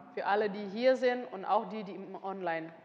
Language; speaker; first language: German; non-native, learner; Indonesian